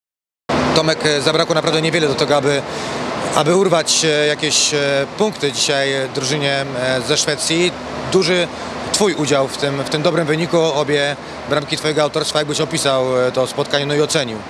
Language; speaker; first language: Polish; native; Polish